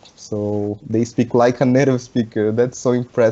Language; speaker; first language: English; non-native, learner; Portuguese